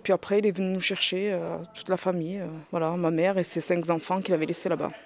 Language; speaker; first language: French; early bilingual, other home language; Riffian